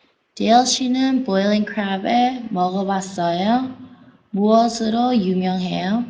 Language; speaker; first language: Korean; non-native, learner; English